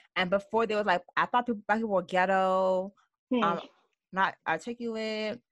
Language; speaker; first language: English; early bilingual, other home language; Yoruba